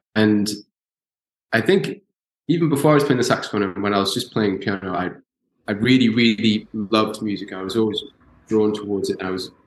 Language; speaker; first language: English; native; English